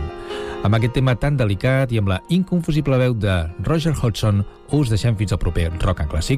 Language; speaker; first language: Catalan; native; Catalan